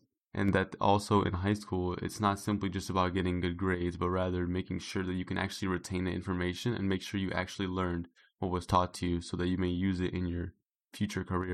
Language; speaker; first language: English; native; English